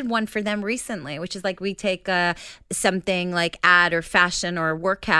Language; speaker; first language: English; non-native, fluent; Hebrew